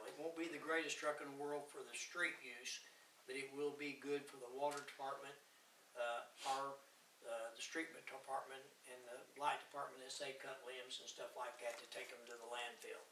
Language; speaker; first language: English; native; English